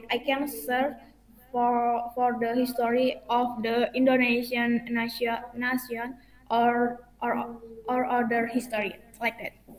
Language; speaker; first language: English; non-native, learner; Indonesian